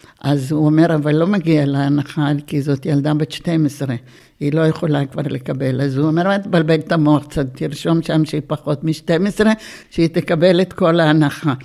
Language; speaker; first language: Hebrew; early bilingual, other home language; Bulgarian